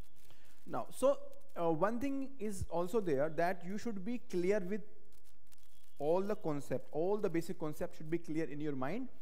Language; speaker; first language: English; non-native, local second language; Hindi